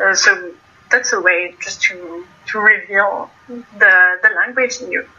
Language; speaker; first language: English; non-native, fluent; French